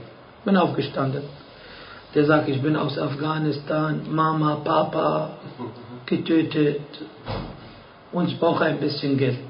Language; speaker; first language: German; non-native, fluent; Arabic